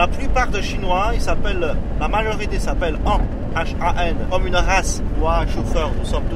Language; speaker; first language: French; non-native, fluent; Chinese